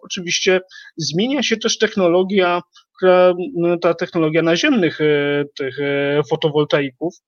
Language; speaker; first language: Polish; native; Polish